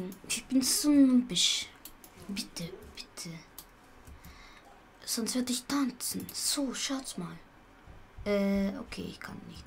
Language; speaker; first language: German; early bilingual, other home language; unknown